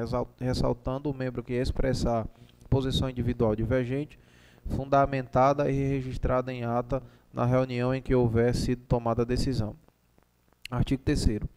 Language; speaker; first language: Portuguese; native; Portuguese